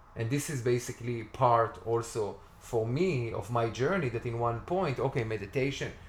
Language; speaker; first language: English; non-native, fluent; Hebrew